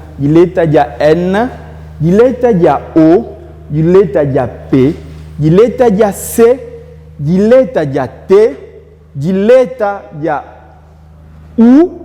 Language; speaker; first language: French; non-native, local second language; Luba-Lulua